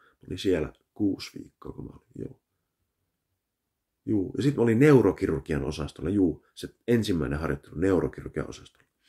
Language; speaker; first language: Finnish; early bilingual, heritage; Finnish